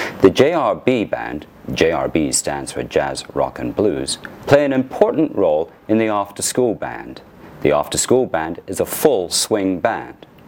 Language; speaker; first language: English; native; English